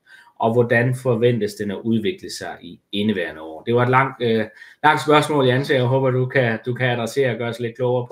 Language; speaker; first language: Danish; native; Danish